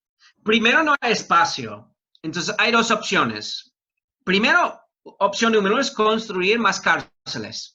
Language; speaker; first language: Spanish; non-native, fluent; English